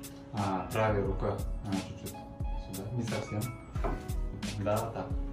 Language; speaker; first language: Russian; non-native, local second language; Uzbek